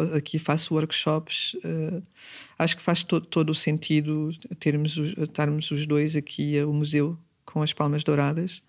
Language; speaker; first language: Portuguese; early bilingual, heritage; Portuguese